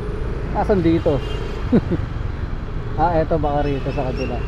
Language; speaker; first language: Filipino; native; Filipino